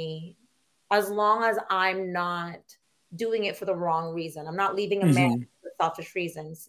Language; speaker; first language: English; non-native, local second language; Filipino